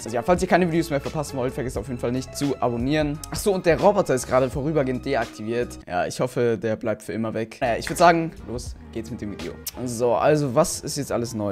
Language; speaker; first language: German; native; German